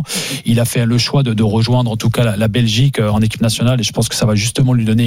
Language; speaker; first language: French; native; French